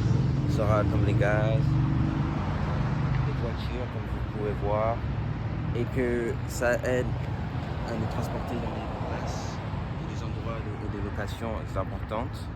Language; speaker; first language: French; non-native, learner; English